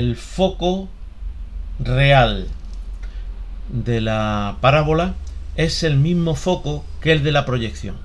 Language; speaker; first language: Spanish; native; Spanish